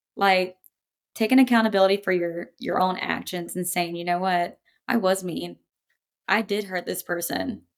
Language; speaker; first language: English; native; English